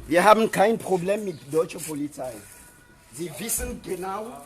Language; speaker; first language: German; non-native, learner; French